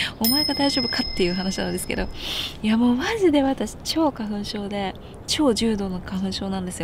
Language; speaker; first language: Japanese; native; Japanese